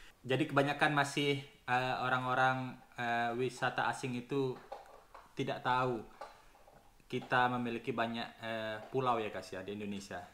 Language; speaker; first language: Indonesian; native; Indonesian